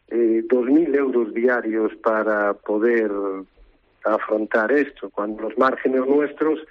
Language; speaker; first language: Spanish; native; Spanish